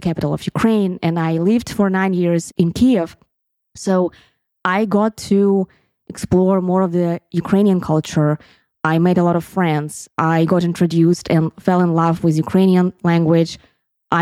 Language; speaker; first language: English; non-native, fluent; Russian